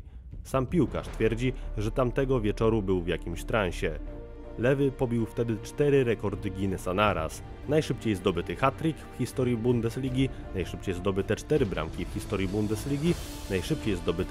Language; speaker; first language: Polish; native; Polish